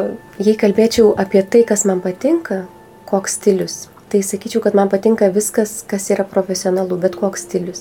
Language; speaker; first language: Lithuanian; native; Lithuanian